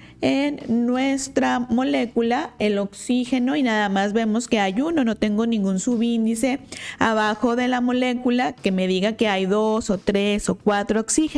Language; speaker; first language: Spanish; native; Spanish